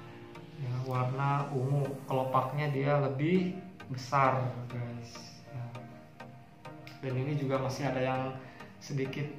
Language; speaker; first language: Indonesian; native; Indonesian